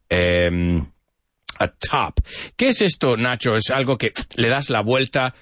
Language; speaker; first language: Spanish; non-native, fluent; English